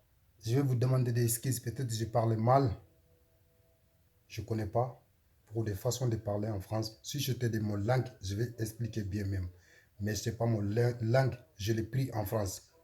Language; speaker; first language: French; non-native, learner; Soninke